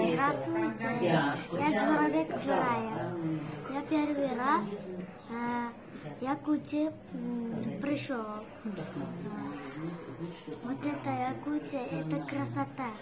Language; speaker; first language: Russian; non-native, learner; Uzbek